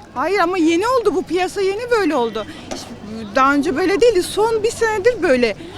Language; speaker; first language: Turkish; native; Turkish